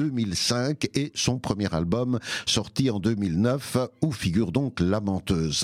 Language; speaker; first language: French; native; French